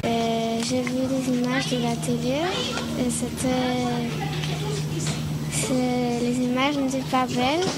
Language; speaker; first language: French; non-native, learner; Spanish